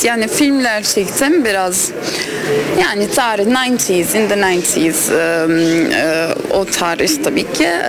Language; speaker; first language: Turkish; non-native, learner; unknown